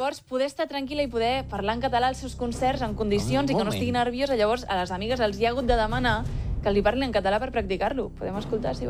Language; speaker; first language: Catalan; native; Catalan